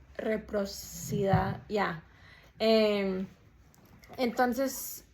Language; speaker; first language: Spanish; early bilingual, heritage; Spanish